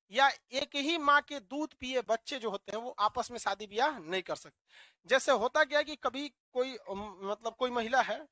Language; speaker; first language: Hindi; native; Hindi